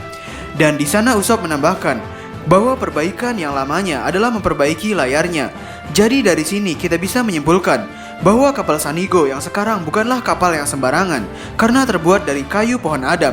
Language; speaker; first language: Indonesian; native; Indonesian